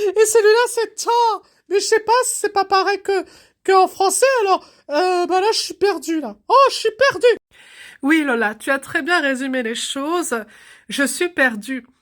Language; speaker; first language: French; native; French